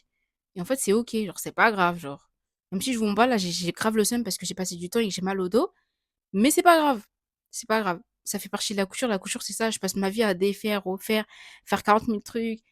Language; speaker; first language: French; native; French